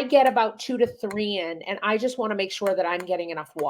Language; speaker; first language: English; native; English